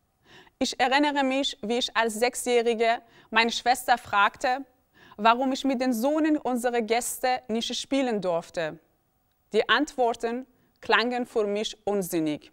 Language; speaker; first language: German; early bilingual, other home language; Persian